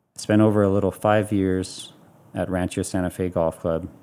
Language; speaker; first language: English; native; English